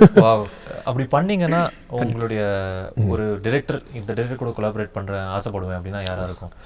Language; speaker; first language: Tamil; native; Tamil